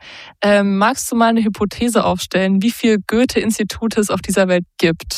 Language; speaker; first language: German; native; German